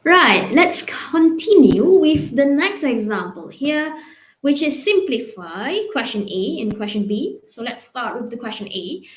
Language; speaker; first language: English; non-native, local second language; Malay